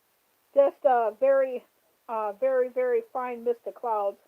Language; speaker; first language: English; native; English